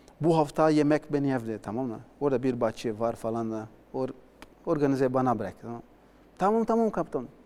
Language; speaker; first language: Turkish; non-native, learner; Portuguese